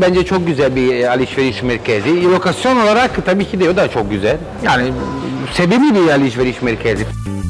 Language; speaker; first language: Turkish; non-native, learner; Italian